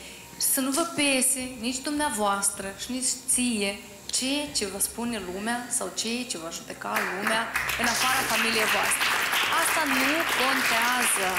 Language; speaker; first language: Romanian; native; Romanian